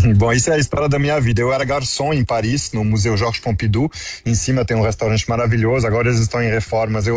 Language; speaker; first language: Portuguese; non-native, fluent; French